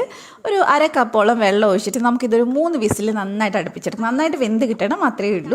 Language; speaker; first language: Malayalam; native; Malayalam